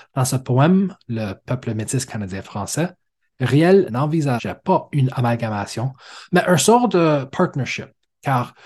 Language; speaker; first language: French; native; French